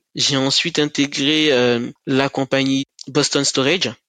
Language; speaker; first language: French; native; French